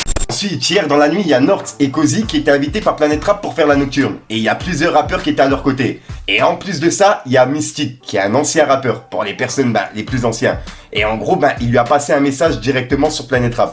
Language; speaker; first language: French; native; French